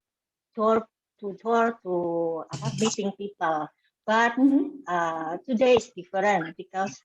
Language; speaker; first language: English; non-native, learner; Indonesian